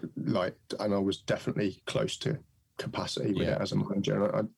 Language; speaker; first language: English; native; English